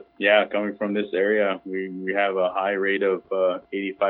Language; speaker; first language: English; native; English